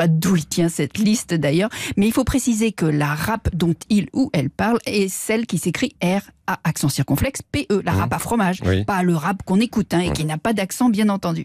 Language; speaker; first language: French; native; French